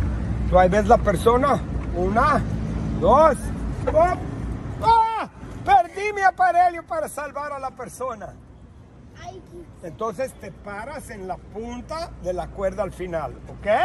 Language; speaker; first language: Spanish; non-native, fluent; English